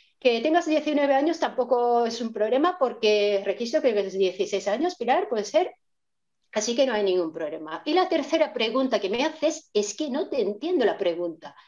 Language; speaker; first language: Spanish; non-native, fluent; Japanese